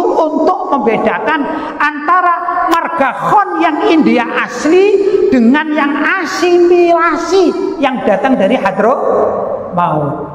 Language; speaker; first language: Indonesian; native; Indonesian